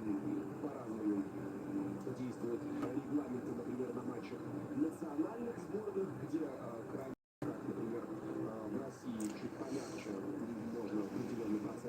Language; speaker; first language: Russian; native; Russian